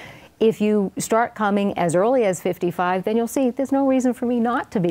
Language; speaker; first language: English; native; English